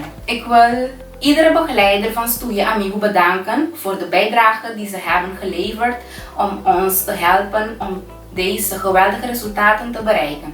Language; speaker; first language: Dutch; non-native, local second language; Papiamento